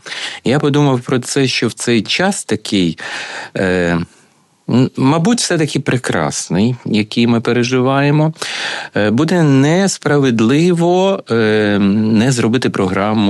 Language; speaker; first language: Ukrainian; native; Ukrainian